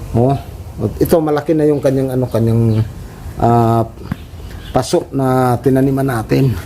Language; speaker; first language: Filipino; non-native, local second language; Cebuano